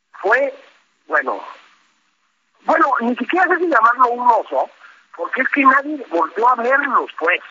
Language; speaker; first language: Spanish; native; Spanish